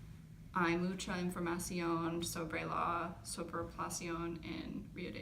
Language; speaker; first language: Spanish; non-native, learner; English